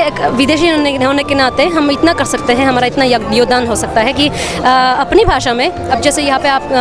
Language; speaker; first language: Hindi; non-native, fluent; Armenian